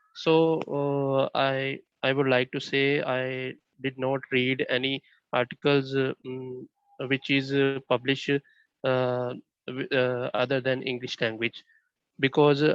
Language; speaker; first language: English; non-native, learner; Bangla